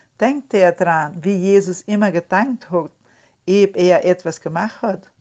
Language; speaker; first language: German; non-native, learner; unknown